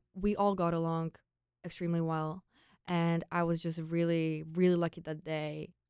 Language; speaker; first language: English; non-native, fluent; Czech